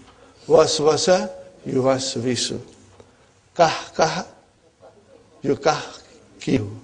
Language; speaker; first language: Arabic; non-native, fluent; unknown